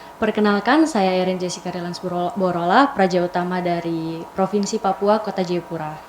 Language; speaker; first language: Indonesian; native; Indonesian